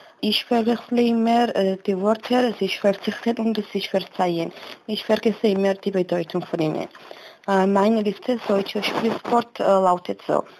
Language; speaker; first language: German; non-native, learner; Georgian